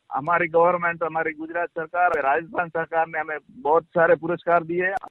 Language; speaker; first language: Hindi; non-native, local second language; Gujarati